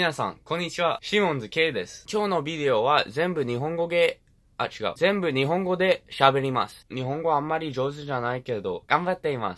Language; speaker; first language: Japanese; early bilingual, heritage; English